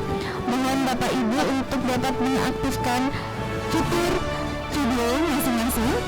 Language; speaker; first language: Indonesian; native; Indonesian